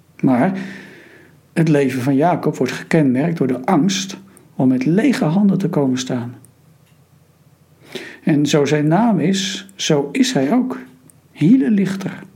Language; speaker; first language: Dutch; native; Dutch